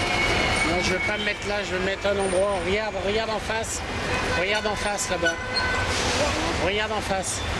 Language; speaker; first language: French; native; French